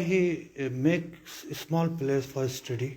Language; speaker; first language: English; non-native, learner; Urdu